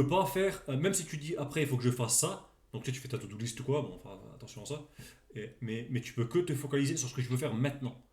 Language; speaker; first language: French; native; French